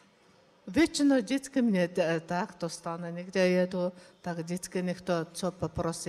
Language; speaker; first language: Czech; non-native, learner; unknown